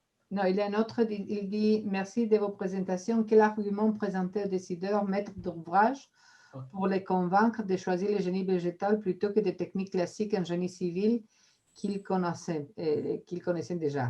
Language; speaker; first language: French; non-native, fluent; Spanish